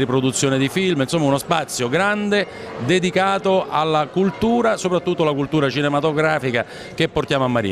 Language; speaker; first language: Italian; native; Italian